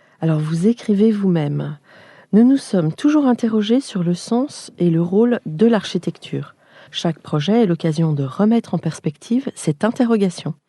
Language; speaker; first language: French; native; French